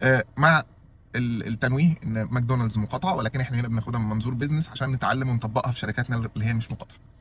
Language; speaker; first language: Arabic; native; Arabic